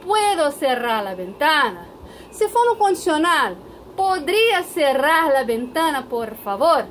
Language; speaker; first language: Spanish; non-native, fluent; Portuguese